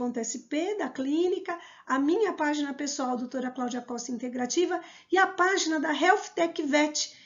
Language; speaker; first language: Portuguese; native; Portuguese